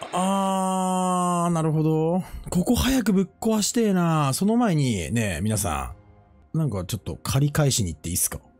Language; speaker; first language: Japanese; native; Japanese